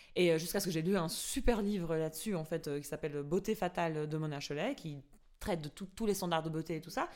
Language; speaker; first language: French; non-native, fluent; Albanian